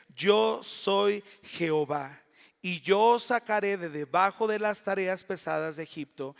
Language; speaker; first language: Spanish; native; Spanish